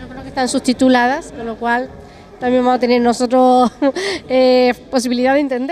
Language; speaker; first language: Spanish; native; Spanish